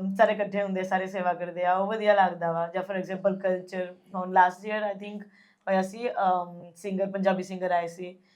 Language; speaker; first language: Punjabi; early bilingual, heritage; Punjabi